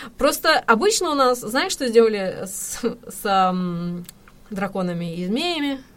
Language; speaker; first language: Russian; native; Russian